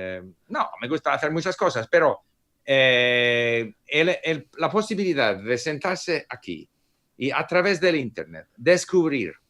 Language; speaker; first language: Spanish; non-native, fluent; English